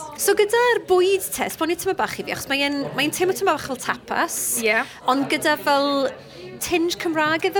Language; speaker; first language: Welsh; native; Welsh